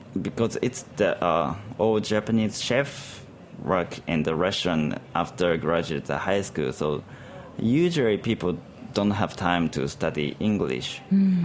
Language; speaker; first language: English; non-native, learner; Japanese